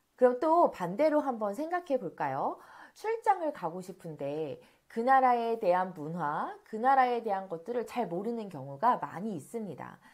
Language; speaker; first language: Korean; native; Korean